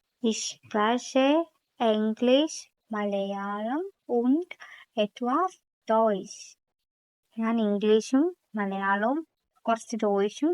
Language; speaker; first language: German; non-native, learner; Malayalam